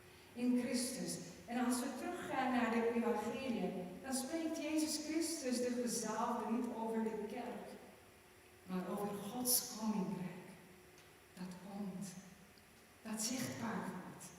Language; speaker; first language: Dutch; non-native, fluent; German